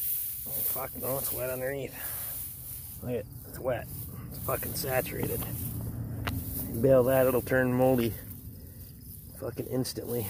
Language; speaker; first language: English; native; English